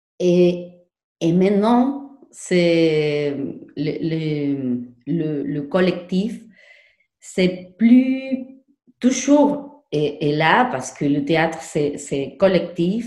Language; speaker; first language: French; non-native, learner; Spanish